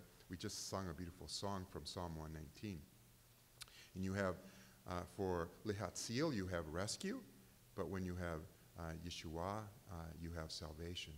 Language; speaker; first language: English; native; English